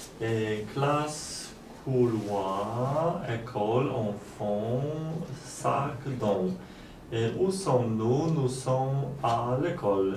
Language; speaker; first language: French; non-native, learner; Polish